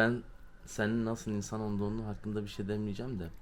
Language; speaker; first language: Turkish; native; Turkish